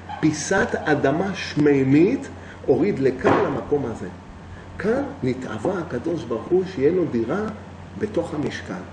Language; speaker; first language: Hebrew; native; Hebrew